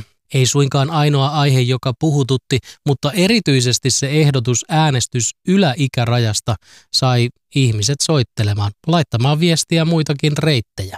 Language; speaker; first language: Finnish; native; Finnish